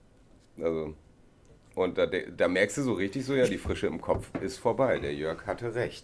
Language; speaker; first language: German; native; German